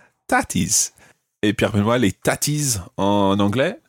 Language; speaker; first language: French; non-native, fluent; English